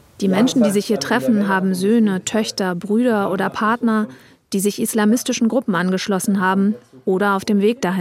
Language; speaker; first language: German; native; German